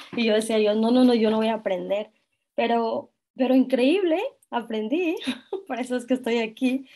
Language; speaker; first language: Spanish; non-native, local second language; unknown